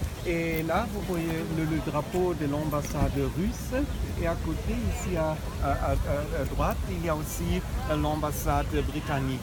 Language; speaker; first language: French; non-native, fluent; German